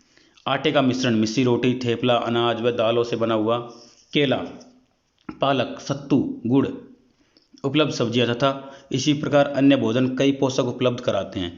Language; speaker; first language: Hindi; native; Hindi